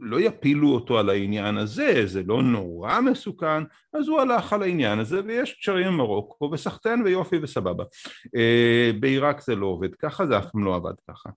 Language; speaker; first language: Hebrew; native; Hebrew